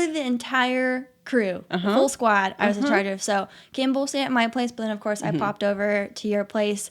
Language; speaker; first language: English; native; English